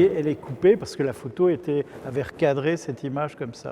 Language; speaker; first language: French; native; French